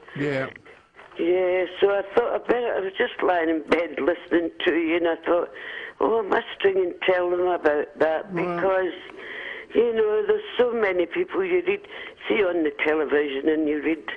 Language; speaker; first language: English; non-native, fluent; Finnish